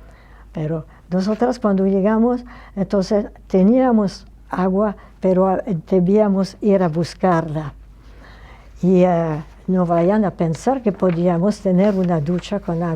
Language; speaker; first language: Spanish; non-native, fluent; French